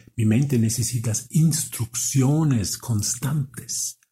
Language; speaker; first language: Spanish; non-native, fluent; German